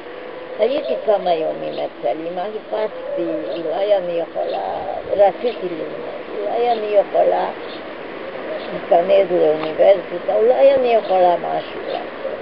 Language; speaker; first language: Hebrew; non-native, fluent; Hungarian